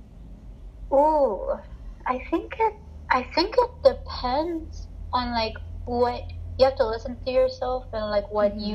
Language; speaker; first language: English; non-native, local second language; Filipino